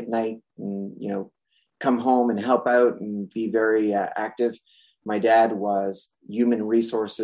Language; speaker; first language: English; non-native, fluent; French